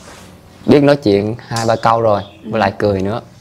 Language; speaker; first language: Vietnamese; native; Vietnamese